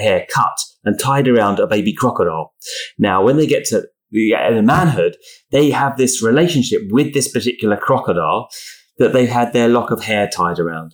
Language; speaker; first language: English; native; English